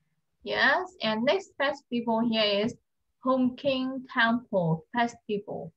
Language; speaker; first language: English; non-native, fluent; Vietnamese